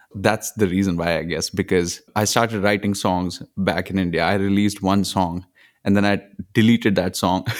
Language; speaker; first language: English; non-native, local second language; Punjabi